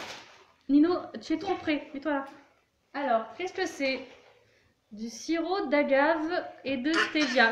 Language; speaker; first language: French; native; French